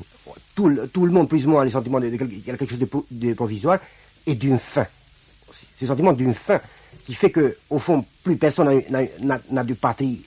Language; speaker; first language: French; non-native, fluent; Romanian